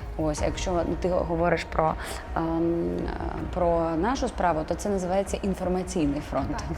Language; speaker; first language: Ukrainian; non-native, local second language; Russian